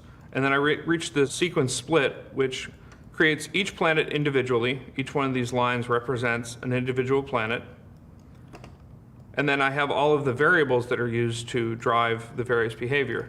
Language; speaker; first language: English; native; English